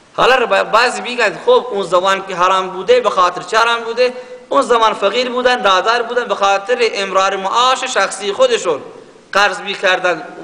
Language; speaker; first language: Persian; native; Persian